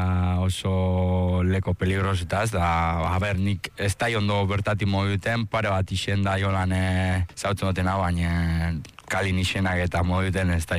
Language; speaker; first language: Basque; early bilingual, other home language; Spanish